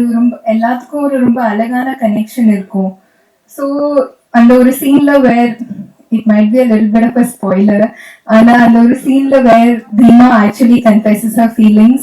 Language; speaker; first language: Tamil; non-native, learner; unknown